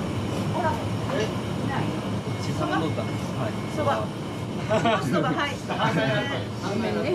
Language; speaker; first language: Japanese; native; Japanese